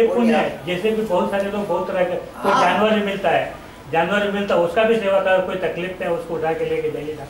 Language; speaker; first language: Hindi; non-native, learner; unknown